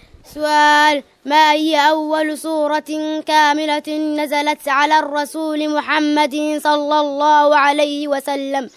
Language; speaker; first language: Arabic; non-native, learner; Somali